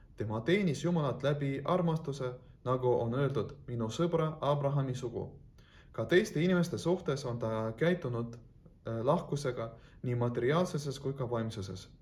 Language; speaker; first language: Estonian; non-native, local second language; Russian